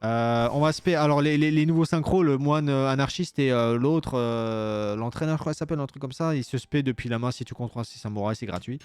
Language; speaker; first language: French; native; French